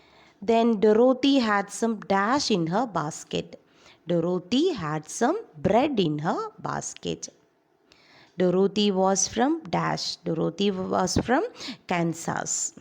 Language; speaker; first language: English; non-native, local second language; Malayalam